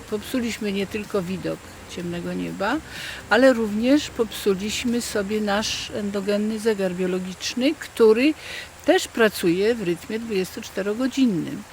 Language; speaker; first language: Polish; native; Polish